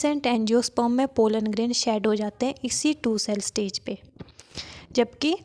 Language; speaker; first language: Hindi; native; Hindi